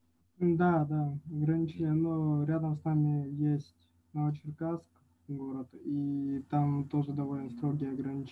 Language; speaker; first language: Russian; native; Russian